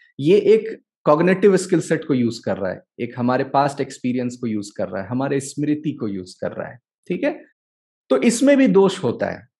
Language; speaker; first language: Hindi; native; Hindi